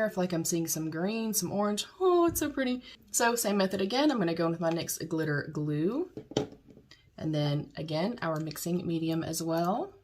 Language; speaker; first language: English; native; English